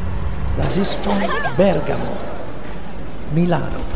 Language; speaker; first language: German; non-native, learner; Italian